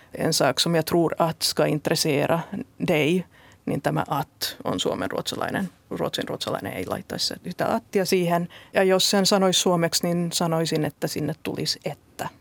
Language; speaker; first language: Finnish; non-native, local second language; Swedish